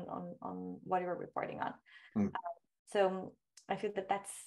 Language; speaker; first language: English; non-native, fluent; Portuguese